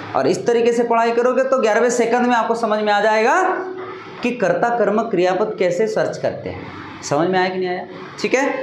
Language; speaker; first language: Hindi; non-native, local second language; Marathi